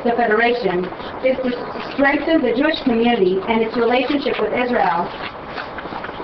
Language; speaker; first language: English; non-native, fluent; Hebrew